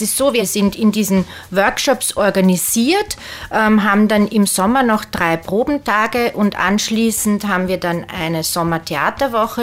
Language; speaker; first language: German; native; German